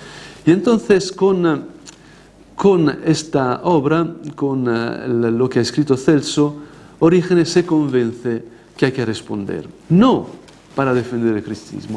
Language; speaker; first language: Spanish; non-native, fluent; Italian